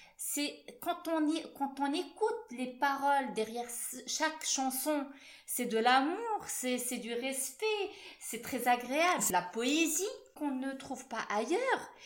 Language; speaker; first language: French; non-native, local second language; Arabic